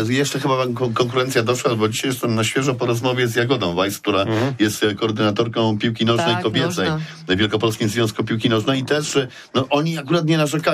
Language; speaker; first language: Polish; native; Polish